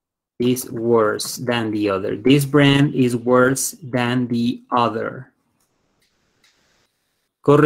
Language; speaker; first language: English; non-native, fluent; Spanish